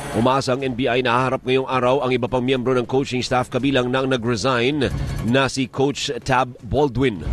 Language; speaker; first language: Filipino; native; Filipino